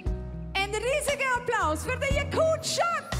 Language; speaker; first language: German; native; German